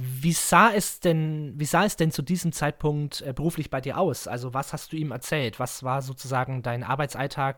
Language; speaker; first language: German; native; German